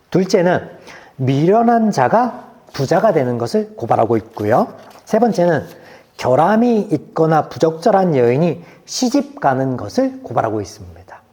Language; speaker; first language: Korean; native; Korean